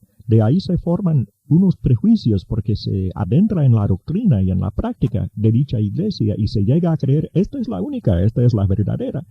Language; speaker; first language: Spanish; native; Spanish